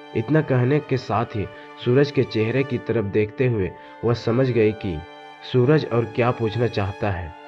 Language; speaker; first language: Hindi; native; Hindi